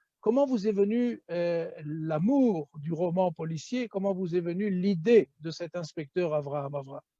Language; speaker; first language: French; native; French